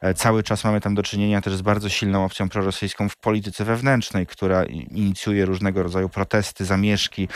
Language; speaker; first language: Polish; native; Polish